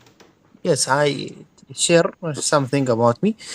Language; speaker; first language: English; non-native, learner; Arabic